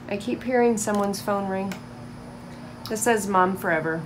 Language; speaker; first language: English; native; English